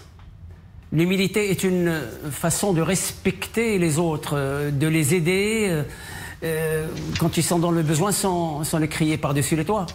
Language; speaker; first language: French; non-native, local second language; Arabic